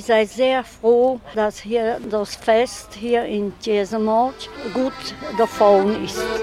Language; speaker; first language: German; non-native, local second language; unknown